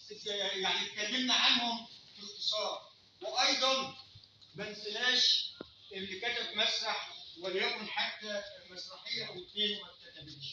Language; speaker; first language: Arabic; native; Arabic